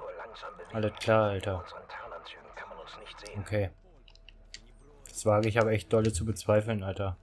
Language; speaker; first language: German; native; German